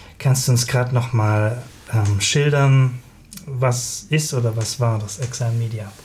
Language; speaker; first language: German; native; German